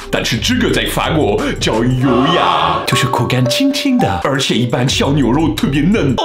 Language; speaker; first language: Chinese; non-native, fluent; French